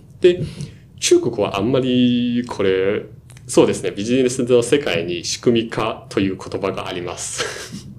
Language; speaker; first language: Japanese; non-native, fluent; Chinese